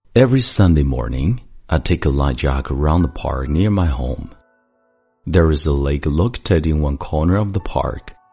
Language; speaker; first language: English; non-native, fluent; Chinese